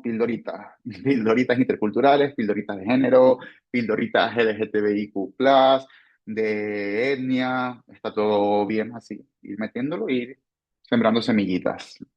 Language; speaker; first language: Spanish; native; Spanish